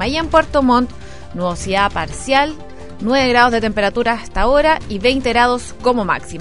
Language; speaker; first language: Spanish; native; Spanish